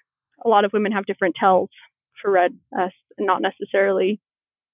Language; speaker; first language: English; native; English